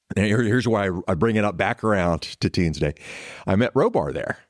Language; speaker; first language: English; native; English